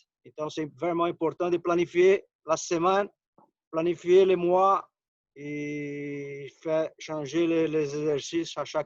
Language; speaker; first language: French; non-native, fluent; Portuguese